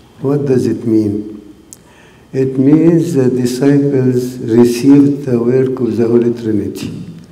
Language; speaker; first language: English; non-native, fluent; Arabic